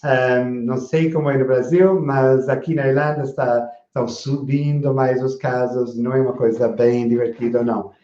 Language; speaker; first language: Portuguese; non-native, fluent; English